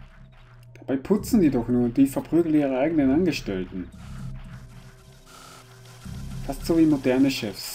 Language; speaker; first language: German; native; German